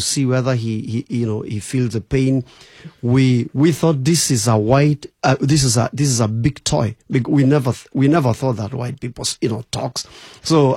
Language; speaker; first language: English; non-native, local second language; Masai